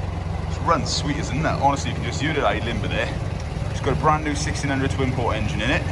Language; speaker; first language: English; native; English